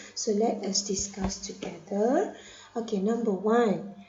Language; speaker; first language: English; non-native, local second language; Malay